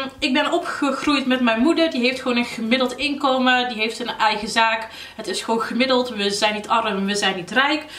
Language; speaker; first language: Dutch; early bilingual, other home language; Arabic